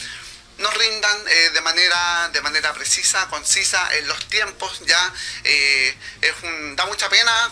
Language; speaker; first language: Spanish; native; Spanish